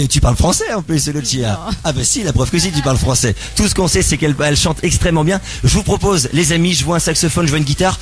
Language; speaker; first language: French; native; French